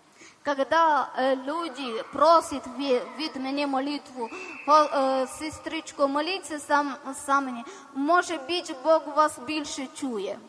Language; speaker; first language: Ukrainian; non-native, learner; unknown